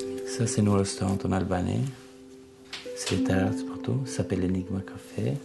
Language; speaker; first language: French; non-native, learner; Albanian